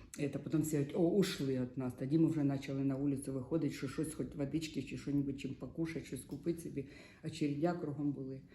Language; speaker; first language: Ukrainian; non-native, local second language; Russian